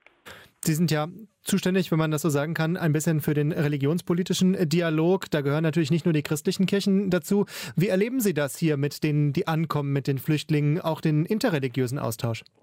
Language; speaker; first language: German; native; German